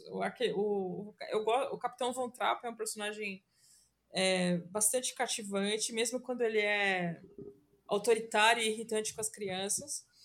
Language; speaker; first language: Portuguese; native; Portuguese